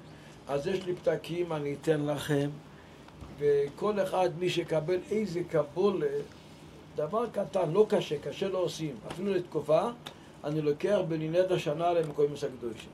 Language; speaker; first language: Hebrew; non-native, local second language; Yiddish